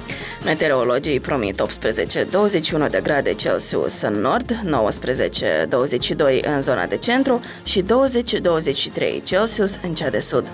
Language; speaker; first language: Romanian; native; Romanian